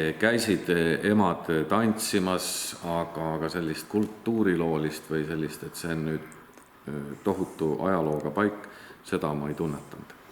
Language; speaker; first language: Estonian; native; Estonian